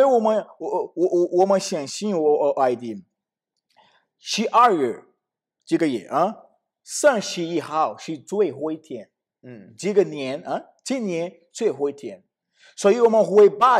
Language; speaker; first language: Chinese; non-native, learner; Portuguese